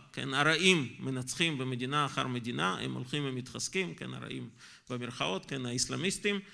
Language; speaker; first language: Hebrew; non-native, fluent; Russian